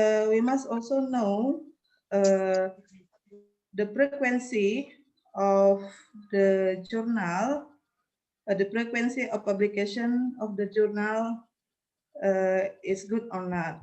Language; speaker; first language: English; non-native, learner; Indonesian